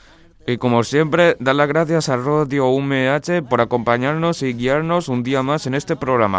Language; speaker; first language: Spanish; native; Spanish